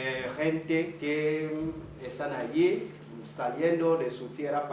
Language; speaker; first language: Spanish; non-native, fluent; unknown